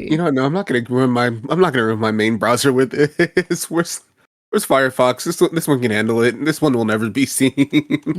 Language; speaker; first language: English; native; English